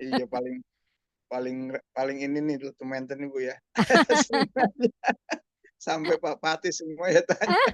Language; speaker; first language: Indonesian; native; Indonesian